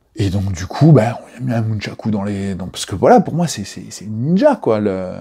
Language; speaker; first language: French; native; French